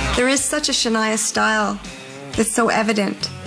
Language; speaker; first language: English; native; English